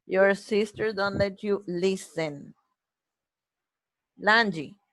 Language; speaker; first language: English; non-native, fluent; Spanish